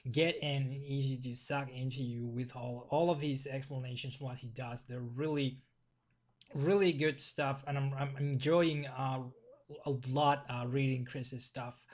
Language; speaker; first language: English; non-native, fluent; Finnish